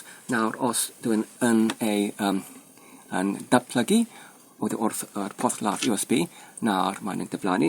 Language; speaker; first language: Welsh; non-native, fluent; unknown